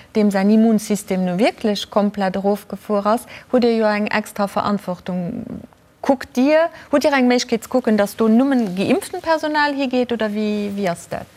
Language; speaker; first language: Luxembourgish; native; Luxembourgish